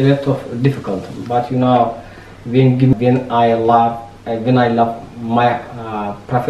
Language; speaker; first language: English; non-native, learner; Azerbaijani